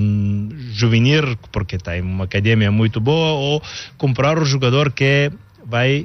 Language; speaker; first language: Portuguese; non-native, learner; Bulgarian